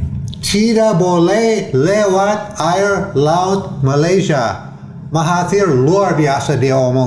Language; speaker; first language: Indonesian; non-native, fluent; English